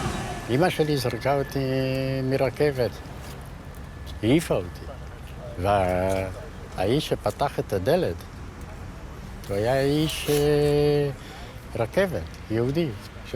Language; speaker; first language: Hebrew; non-native, fluent; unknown